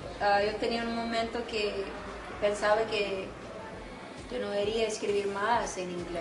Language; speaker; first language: Spanish; non-native, fluent; Portuguese